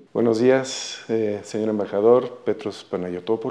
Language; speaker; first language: Spanish; native; Spanish